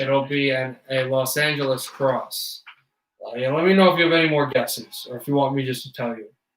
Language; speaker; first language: English; native; English